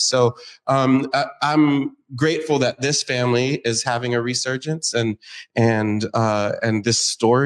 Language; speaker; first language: English; native; English